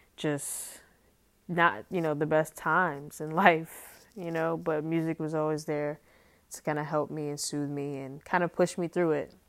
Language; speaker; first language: English; native; English